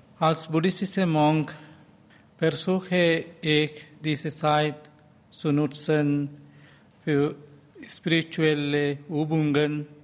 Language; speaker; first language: German; non-native, learner; Sinhala